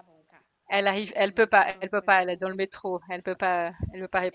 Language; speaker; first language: French; non-native, fluent; Portuguese